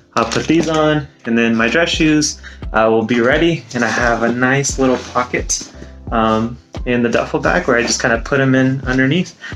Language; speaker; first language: English; native; English